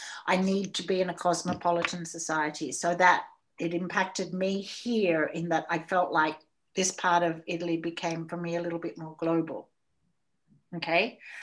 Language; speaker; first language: English; native; English